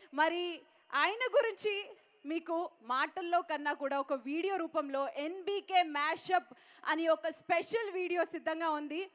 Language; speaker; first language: Telugu; native; Telugu